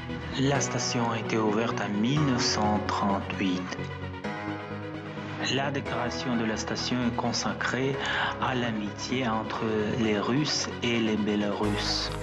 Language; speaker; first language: French; non-native, fluent; Russian